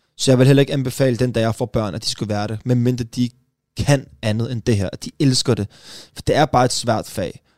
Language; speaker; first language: Danish; early bilingual, other home language; Persian